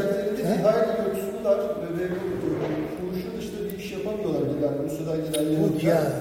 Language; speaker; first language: Turkish; native; Turkish